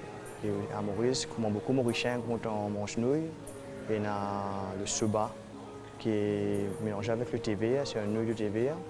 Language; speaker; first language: French; non-native, local second language; Morisyen